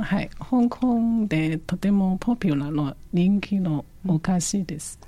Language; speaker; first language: Japanese; non-native, fluent; Chinese